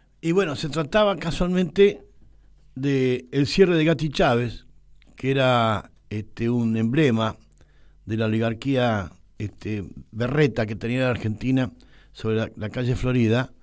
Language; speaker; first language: Spanish; native; Spanish